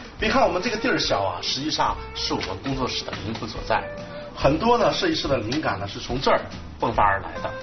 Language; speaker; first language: Chinese; native; Chinese